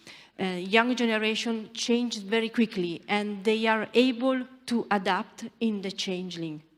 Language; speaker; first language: English; non-native, learner; Italian